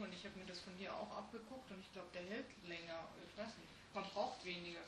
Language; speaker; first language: German; native; German